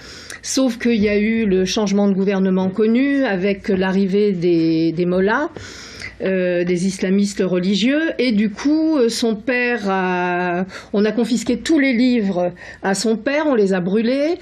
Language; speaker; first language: French; native; French